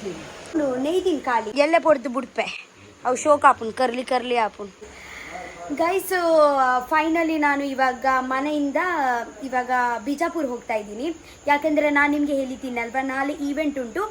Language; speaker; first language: Kannada; non-native, local second language; Tulu